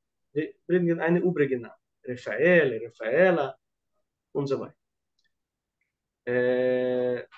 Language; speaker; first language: German; non-native, fluent; Russian